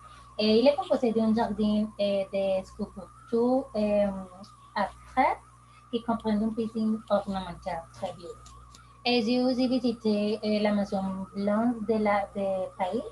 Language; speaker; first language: French; non-native, learner; Spanish